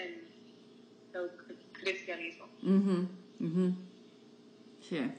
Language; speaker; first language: Spanish; non-native, learner; English